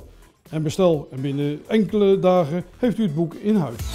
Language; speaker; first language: Dutch; native; Dutch